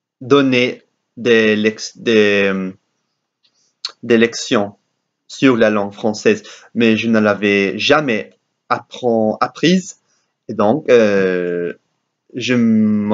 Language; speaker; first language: French; non-native, learner; English